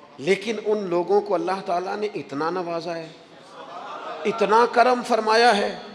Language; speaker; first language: Urdu; non-native, local second language; Punjabi